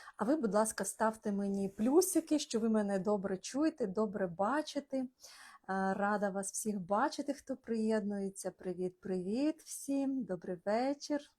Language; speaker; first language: Ukrainian; non-native, local second language; Russian